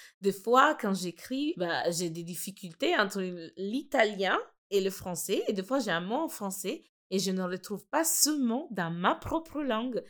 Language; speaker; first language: French; non-native, fluent; Italian